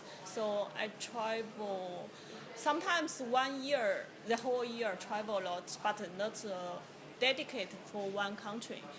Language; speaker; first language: English; non-native, learner; Chinese